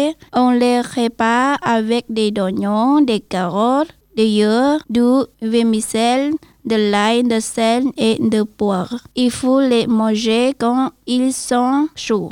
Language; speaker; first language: French; non-native, learner; Lao